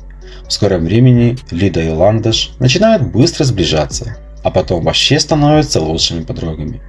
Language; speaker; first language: Russian; native; Russian